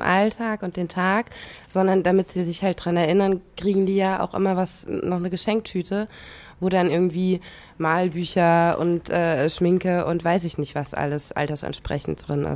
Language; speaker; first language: German; native; German